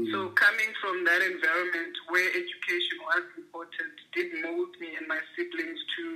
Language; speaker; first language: English; non-native, local second language; Xhosa